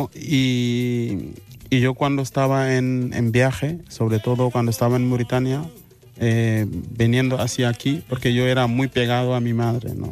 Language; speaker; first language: Spanish; non-native, fluent; Mandingo